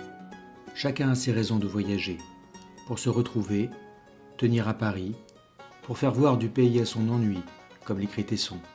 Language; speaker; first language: French; native; French